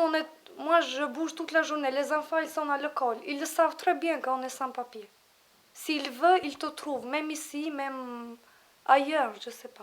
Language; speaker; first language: French; non-native, fluent; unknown